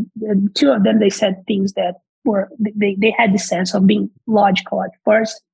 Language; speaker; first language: English; non-native, fluent; Portuguese